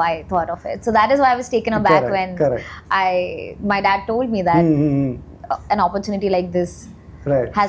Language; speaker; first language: English; non-native, local second language; Hindi